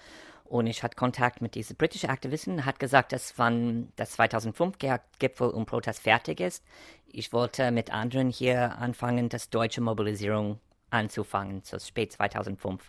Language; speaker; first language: German; non-native, fluent; English